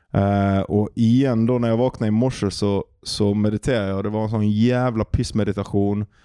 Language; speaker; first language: Swedish; native; Swedish